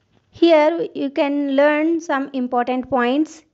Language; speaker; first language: English; non-native, local second language; Telugu